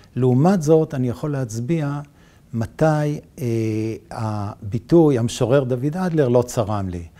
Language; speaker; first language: Hebrew; native; Hebrew